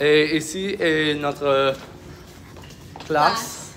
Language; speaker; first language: French; non-native, learner; English